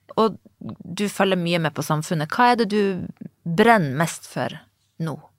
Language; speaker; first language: Norwegian; native; Norwegian